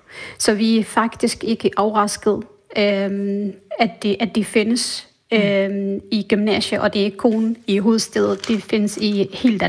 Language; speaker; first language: Danish; non-native, fluent; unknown